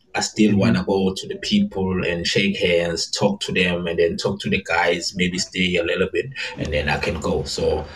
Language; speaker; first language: English; non-native, local second language; Zulu